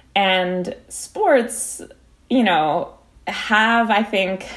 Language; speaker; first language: English; native; English